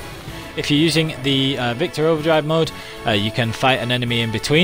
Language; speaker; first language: English; native; English